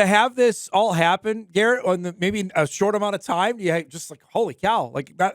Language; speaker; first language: English; native; English